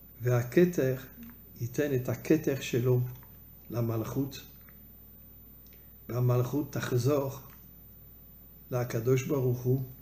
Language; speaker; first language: Hebrew; non-native, fluent; French